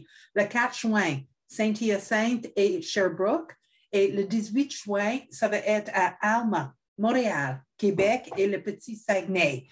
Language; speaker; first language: French; non-native, fluent; English